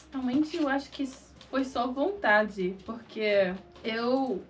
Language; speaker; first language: Portuguese; non-native, fluent; English